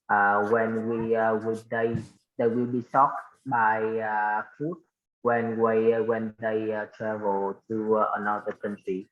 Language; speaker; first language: English; non-native, learner; Vietnamese